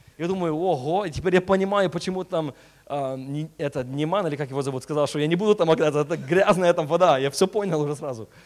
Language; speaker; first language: Russian; early bilingual, heritage; Russian